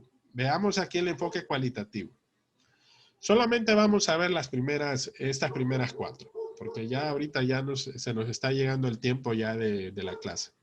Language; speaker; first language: Spanish; native; Spanish